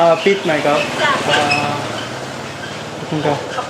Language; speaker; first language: Thai; non-native, learner; Korean